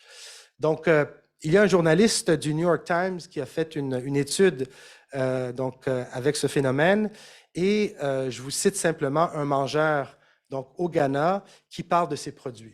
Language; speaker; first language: French; native; French